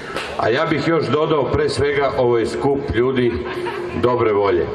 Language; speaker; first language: Bosnian; native; Bosnian